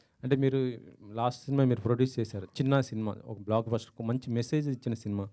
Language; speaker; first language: Telugu; native; Telugu